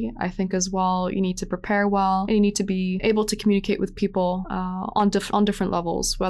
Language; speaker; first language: English; native; English